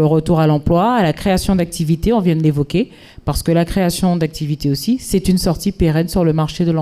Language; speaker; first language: French; native; French